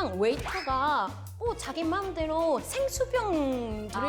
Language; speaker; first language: Korean; non-native, fluent; French